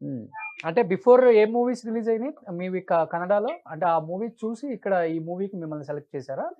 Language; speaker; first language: Telugu; native; Telugu